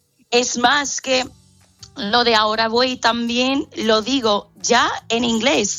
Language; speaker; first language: Spanish; non-native, fluent; English